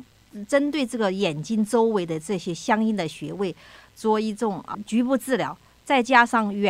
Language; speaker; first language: Chinese; native; Chinese